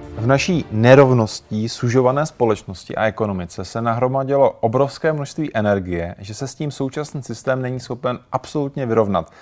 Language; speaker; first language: Czech; native; Czech